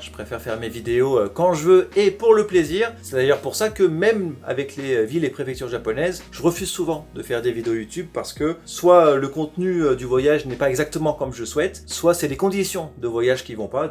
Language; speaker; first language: French; native; French